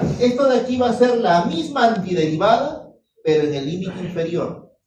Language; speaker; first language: Spanish; native; Spanish